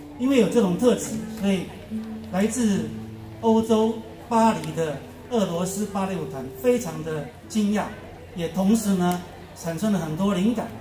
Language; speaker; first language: Chinese; native; Chinese